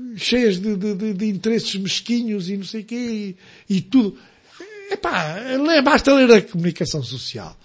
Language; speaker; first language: Portuguese; native; Portuguese